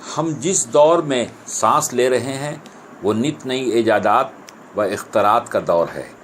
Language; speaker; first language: Urdu; native; Urdu